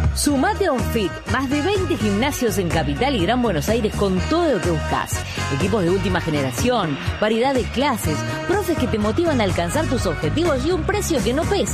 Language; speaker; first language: Spanish; native; Spanish